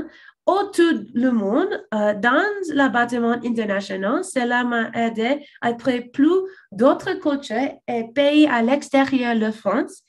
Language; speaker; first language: French; non-native, learner; English